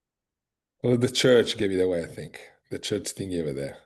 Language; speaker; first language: English; non-native, fluent; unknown